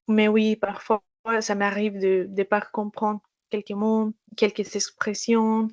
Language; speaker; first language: French; non-native, fluent; Spanish